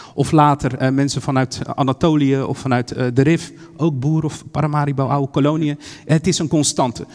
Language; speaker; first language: Dutch; early bilingual, other home language; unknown